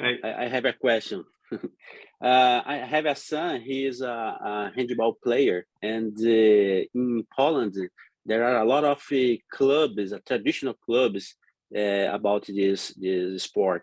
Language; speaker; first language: English; non-native, learner; Portuguese